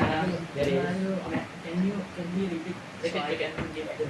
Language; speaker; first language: English; non-native, learner; Indonesian